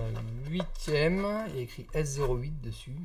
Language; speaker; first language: French; native; French